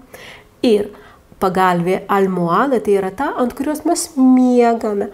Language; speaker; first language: Lithuanian; native; Lithuanian